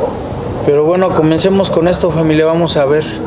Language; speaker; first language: Spanish; native; Spanish